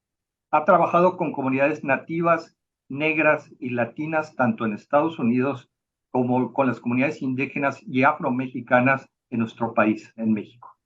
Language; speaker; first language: Spanish; native; Spanish